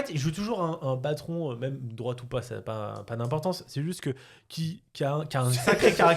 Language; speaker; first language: French; native; French